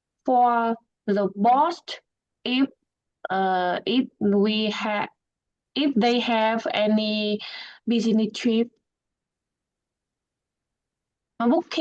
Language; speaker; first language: English; non-native, learner; Vietnamese